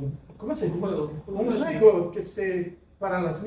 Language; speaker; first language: Spanish; non-native, fluent; Portuguese